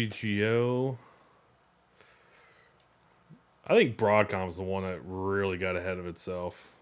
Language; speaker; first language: English; native; English